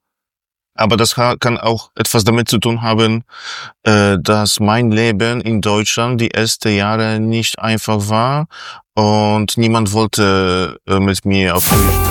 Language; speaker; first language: German; non-native, fluent; Polish